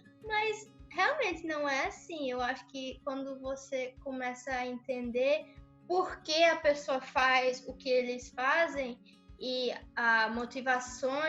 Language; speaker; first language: Portuguese; early bilingual, other home language; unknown